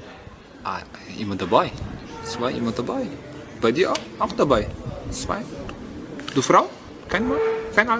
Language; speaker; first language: German; non-native, learner; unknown